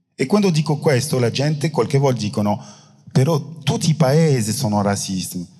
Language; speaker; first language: Italian; non-native, fluent; French